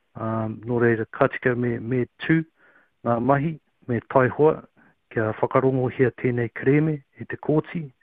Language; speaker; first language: Māori; non-native, local second language; English